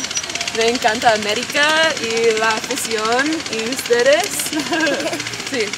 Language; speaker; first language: Spanish; non-native, learner; English